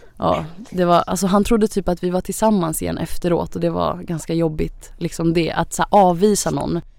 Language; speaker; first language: Swedish; early bilingual, other home language; Thai